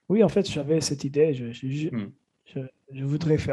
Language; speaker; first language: French; non-native, fluent; English